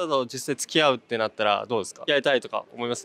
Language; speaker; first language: Japanese; native; Japanese